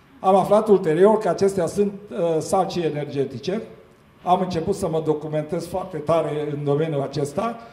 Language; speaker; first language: Romanian; non-native, local second language; Hungarian